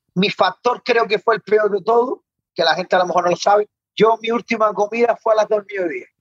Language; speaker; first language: Spanish; native; Spanish